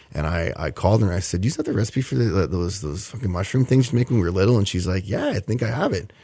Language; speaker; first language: English; native; English